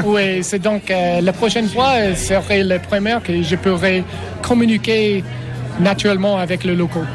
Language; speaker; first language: French; non-native, learner; English